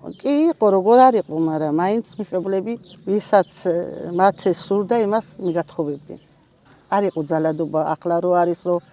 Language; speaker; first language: Georgian; native; Georgian